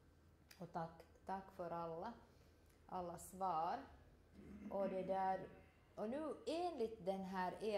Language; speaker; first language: Swedish; native; Swedish